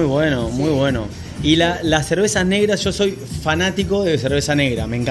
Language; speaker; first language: Spanish; native; Spanish